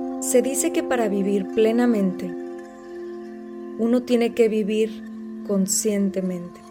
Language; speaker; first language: Spanish; native; Spanish